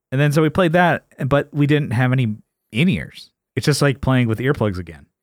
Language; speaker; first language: English; native; English